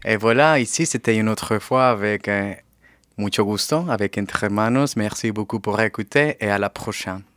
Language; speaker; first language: French; non-native, learner; Spanish